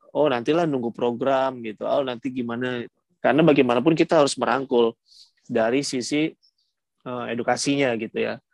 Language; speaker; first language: Indonesian; native; Indonesian